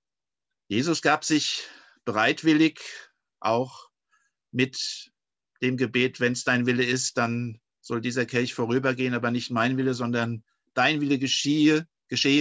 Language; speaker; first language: German; native; German